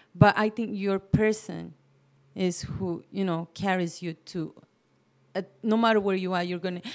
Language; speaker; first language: English; non-native, fluent; Spanish